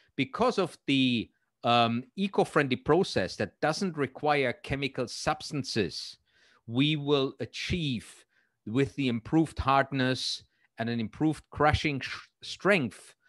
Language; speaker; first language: English; non-native, fluent; German